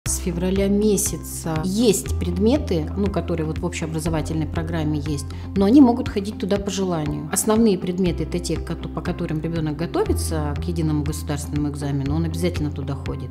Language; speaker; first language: Russian; native; Russian